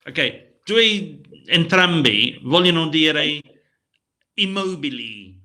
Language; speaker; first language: Italian; non-native, learner; English